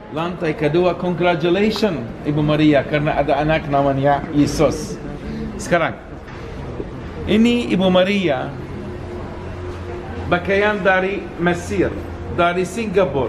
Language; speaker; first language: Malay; non-native, learner; Arabic